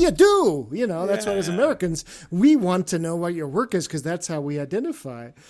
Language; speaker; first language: English; native; English